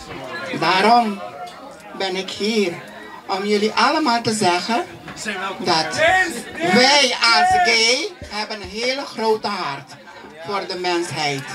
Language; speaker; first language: Dutch; non-native, local second language; Papiamento